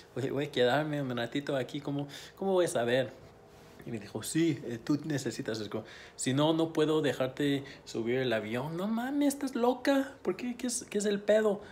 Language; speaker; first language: Spanish; non-native, fluent; English